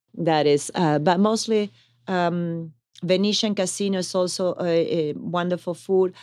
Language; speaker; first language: English; non-native, fluent; Italian